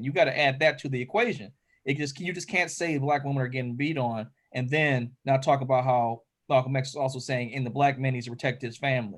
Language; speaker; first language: English; native; English